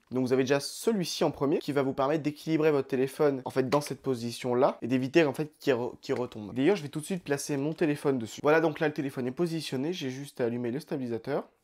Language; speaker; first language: French; native; French